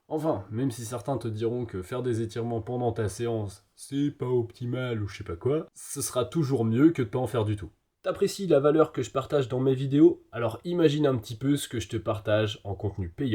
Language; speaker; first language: French; native; French